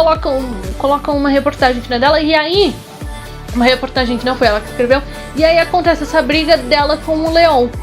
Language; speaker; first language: Portuguese; native; Portuguese